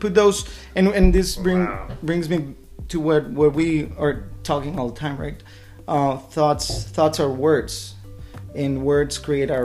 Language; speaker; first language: English; non-native, fluent; Spanish